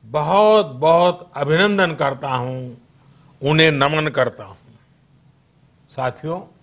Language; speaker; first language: Hindi; non-native, local second language; Gujarati